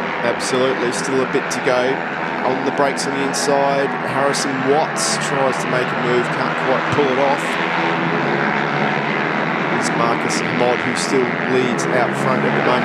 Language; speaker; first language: English; native; English